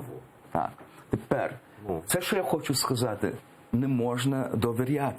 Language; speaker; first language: Ukrainian; early bilingual, heritage; English